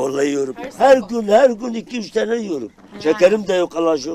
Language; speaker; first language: Turkish; non-native, local second language; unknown